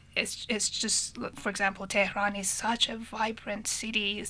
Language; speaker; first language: English; non-native, fluent; Persian